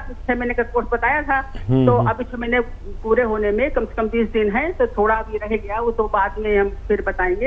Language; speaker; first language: Hindi; native; Hindi